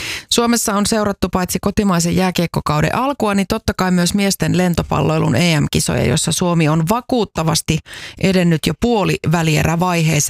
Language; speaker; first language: Finnish; native; Finnish